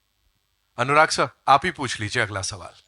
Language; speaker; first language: Hindi; native; Hindi